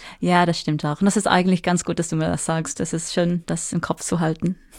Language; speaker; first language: German; non-native, fluent; English